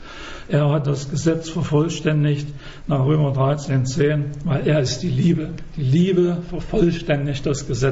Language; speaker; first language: German; native; German